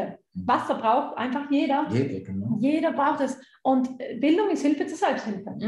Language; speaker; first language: German; native; German